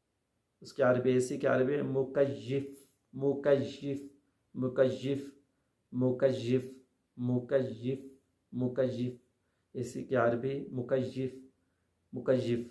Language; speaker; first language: Urdu; native; Urdu